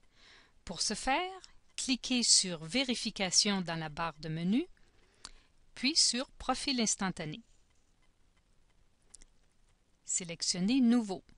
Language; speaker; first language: French; native; French